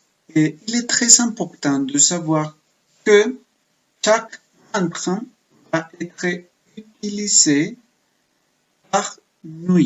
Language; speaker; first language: French; non-native, fluent; Spanish